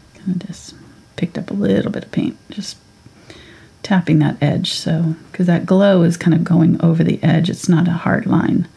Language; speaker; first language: English; native; English